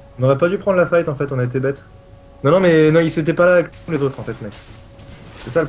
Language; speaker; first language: French; native; French